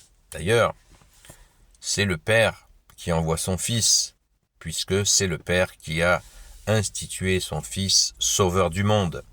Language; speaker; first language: French; native; French